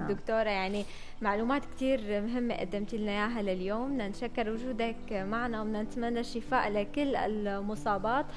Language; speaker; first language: Arabic; native; Arabic